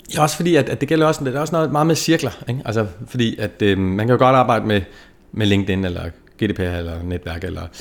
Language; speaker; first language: Danish; native; Danish